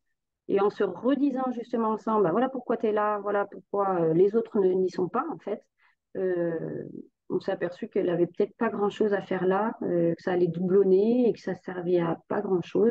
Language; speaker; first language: French; native; French